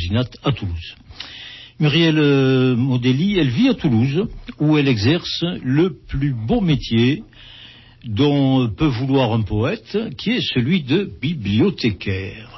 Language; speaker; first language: French; native; French